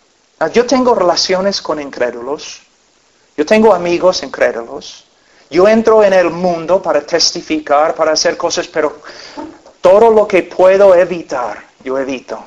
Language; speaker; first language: Spanish; non-native, fluent; English